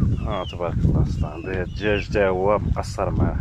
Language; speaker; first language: Arabic; native; Arabic